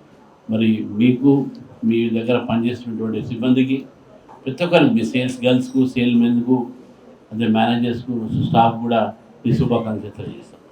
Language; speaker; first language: Telugu; native; Telugu